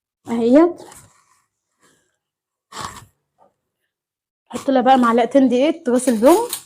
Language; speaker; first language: Arabic; native; Arabic